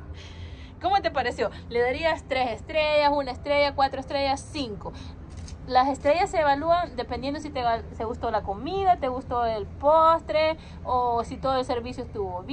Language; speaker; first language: Spanish; native; Spanish